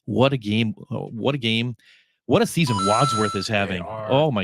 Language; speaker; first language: English; native; English